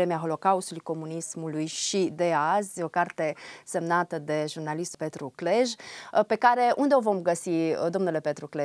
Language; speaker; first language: Romanian; native; Romanian